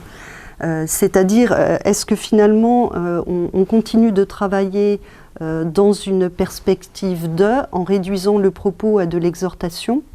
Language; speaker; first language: French; native; French